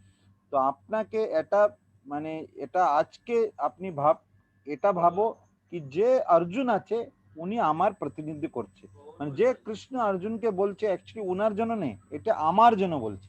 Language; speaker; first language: Bangla; non-native, learner; Hindi